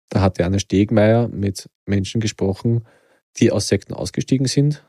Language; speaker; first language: German; native; German